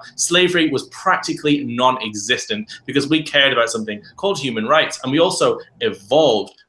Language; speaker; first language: English; native; English